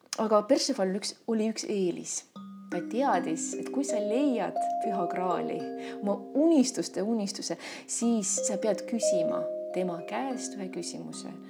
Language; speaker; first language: Estonian; non-native, local second language; Russian